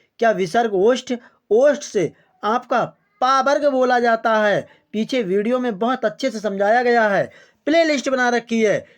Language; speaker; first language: Hindi; native; Hindi